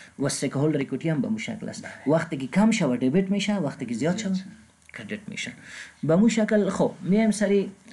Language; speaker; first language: Persian; non-native, local second language; Pashto